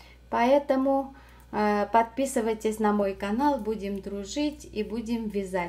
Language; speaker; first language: Russian; non-native, fluent; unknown